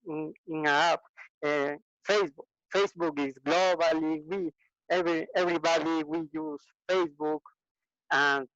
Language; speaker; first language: English; non-native, learner; Spanish